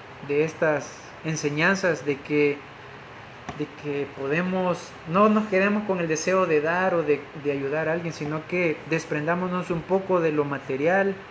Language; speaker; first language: Spanish; native; Spanish